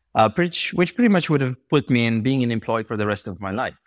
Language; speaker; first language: English; non-native, fluent; Bulgarian